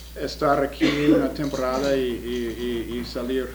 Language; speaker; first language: Spanish; non-native, fluent; English